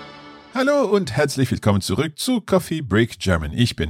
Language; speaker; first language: German; non-native, learner; English